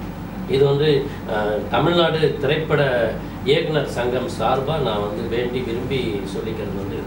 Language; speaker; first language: Tamil; native; Tamil